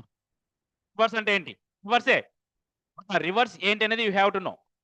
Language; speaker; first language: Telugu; native; Telugu